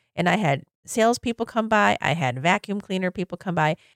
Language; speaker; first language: English; native; English